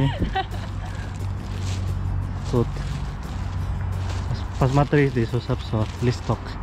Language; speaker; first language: Russian; non-native, learner; Filipino